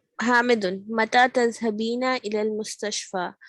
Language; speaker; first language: Arabic; non-native, learner; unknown